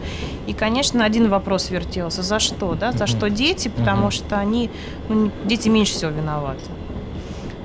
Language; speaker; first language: Russian; native; Russian